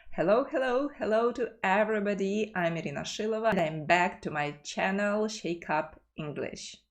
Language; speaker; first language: English; non-native, fluent; Ukrainian